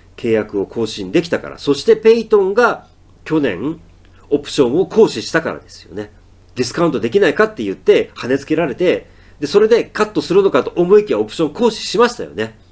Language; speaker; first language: Japanese; native; Japanese